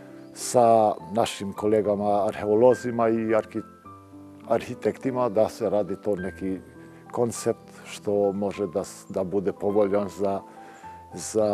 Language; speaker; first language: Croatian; non-native, local second language; Albanian